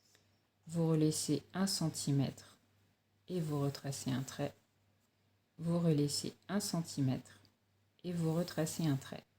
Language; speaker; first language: French; native; French